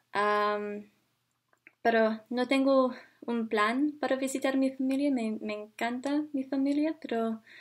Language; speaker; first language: Spanish; non-native, learner; English